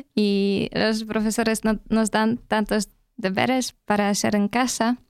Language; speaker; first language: Spanish; non-native, fluent; Polish